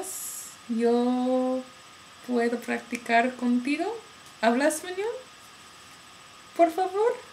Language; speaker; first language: Spanish; non-native, learner; English